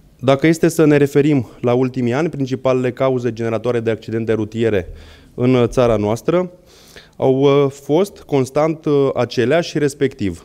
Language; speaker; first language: Romanian; native; Romanian